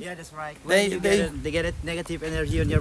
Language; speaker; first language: English; non-native, learner; Indonesian